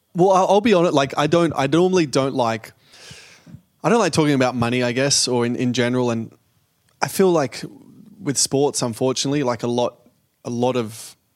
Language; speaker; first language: English; native; English